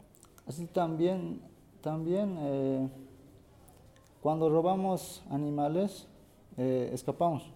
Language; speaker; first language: Spanish; non-native, local second language; Quechua